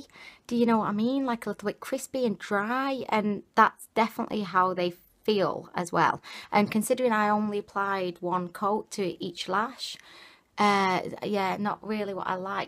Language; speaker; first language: English; native; English